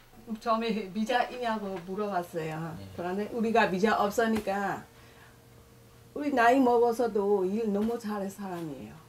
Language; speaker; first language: Korean; non-native, learner; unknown